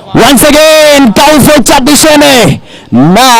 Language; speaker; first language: Hindi; non-native, local second language; Marathi